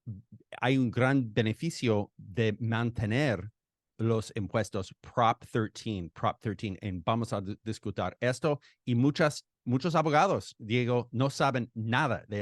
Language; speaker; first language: Spanish; non-native, fluent; English